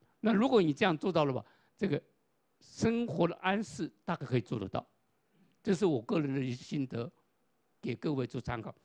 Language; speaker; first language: Chinese; non-native, local second language; Hakka Chinese